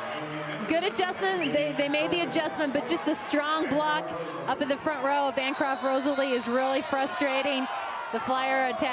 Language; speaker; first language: English; native; English